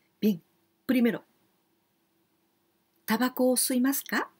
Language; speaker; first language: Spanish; non-native, learner; Japanese